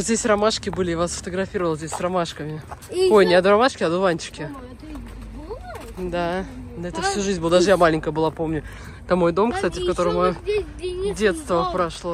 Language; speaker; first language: Russian; native; Russian